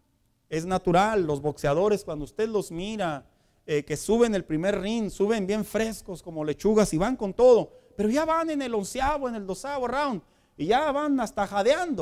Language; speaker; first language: Spanish; native; Spanish